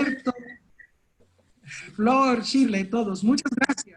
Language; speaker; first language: Spanish; native; Spanish